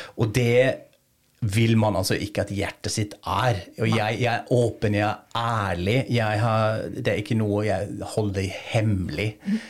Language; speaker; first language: Norwegian; non-native, fluent; German